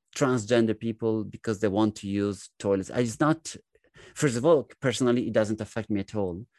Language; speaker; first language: English; non-native, fluent; Italian